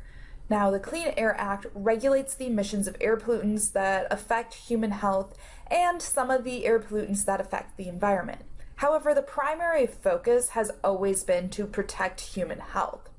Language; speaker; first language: English; native; English